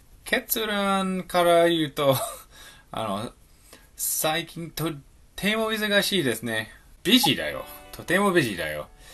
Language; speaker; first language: Japanese; non-native, learner; English